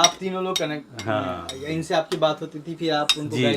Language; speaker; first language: Hindi; native; Hindi